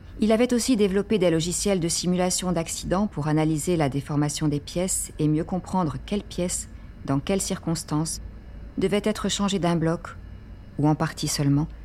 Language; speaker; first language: French; native; French